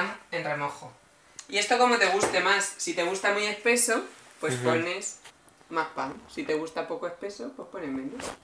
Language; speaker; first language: Spanish; native; Spanish